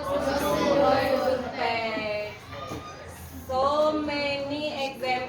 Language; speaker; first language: English; non-native, learner; Indonesian